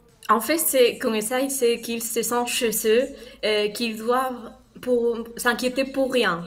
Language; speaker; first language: French; non-native, fluent; Spanish